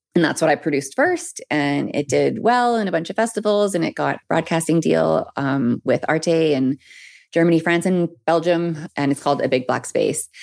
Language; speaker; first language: English; native; English